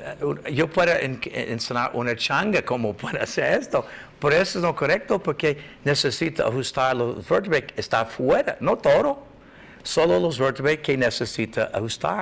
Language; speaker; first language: Spanish; non-native, learner; English